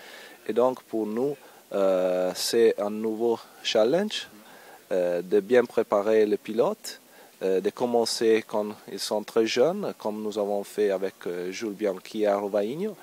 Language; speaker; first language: French; non-native, learner; Italian